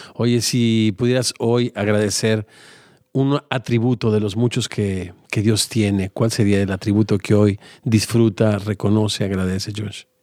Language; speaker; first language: Spanish; native; Spanish